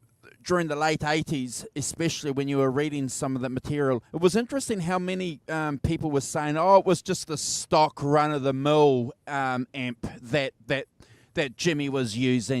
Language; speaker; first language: English; native; English